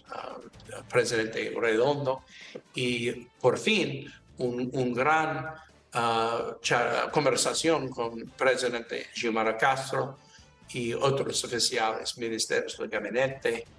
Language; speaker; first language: Spanish; non-native, learner; English